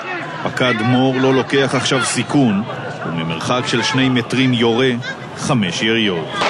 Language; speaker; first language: Hebrew; native; Hebrew